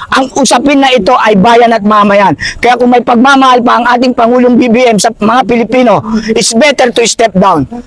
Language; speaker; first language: Filipino; native; Filipino